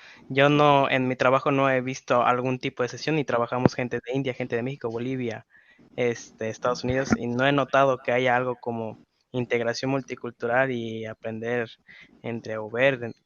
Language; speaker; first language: Spanish; native; Spanish